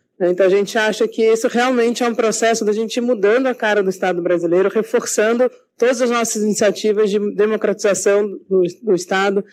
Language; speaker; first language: Portuguese; native; Portuguese